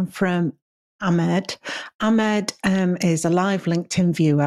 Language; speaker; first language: English; native; English